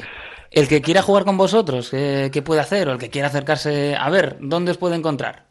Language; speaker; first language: Spanish; native; Spanish